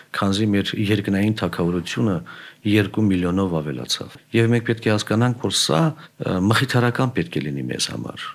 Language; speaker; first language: Armenian; native; Armenian